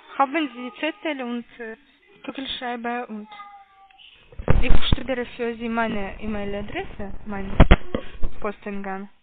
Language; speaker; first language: German; non-native, learner; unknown